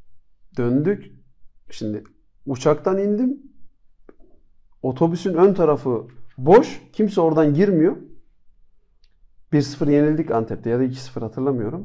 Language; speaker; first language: Turkish; native; Turkish